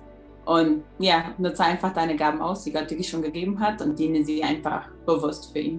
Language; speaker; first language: German; early bilingual, heritage; German